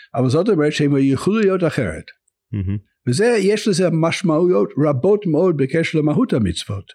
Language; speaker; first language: Hebrew; non-native, fluent; English